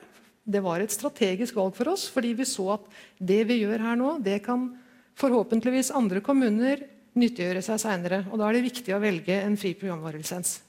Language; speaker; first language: Norwegian; native; Norwegian